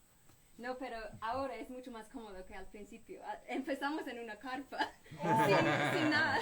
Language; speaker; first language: Spanish; non-native, fluent; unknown